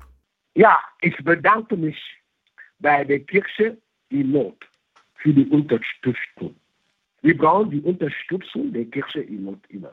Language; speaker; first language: German; non-native, fluent; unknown